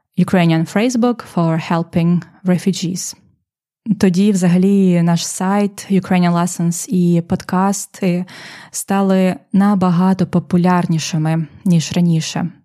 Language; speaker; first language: Ukrainian; native; Ukrainian